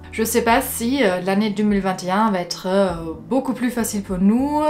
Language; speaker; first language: French; non-native, fluent; German